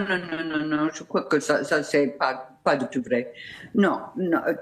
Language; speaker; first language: French; non-native, fluent; English